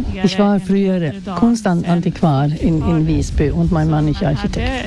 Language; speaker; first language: German; non-native, fluent; Swedish